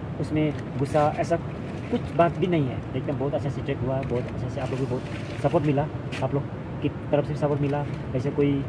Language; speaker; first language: Hindi; non-native, local second language; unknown